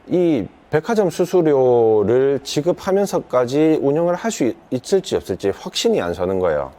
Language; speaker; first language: Korean; native; Korean